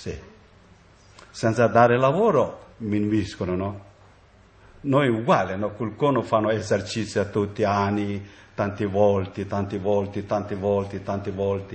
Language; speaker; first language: Italian; non-native, learner; Tibetan